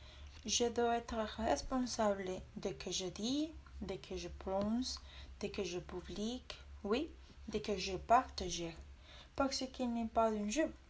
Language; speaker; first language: French; non-native, learner; Spanish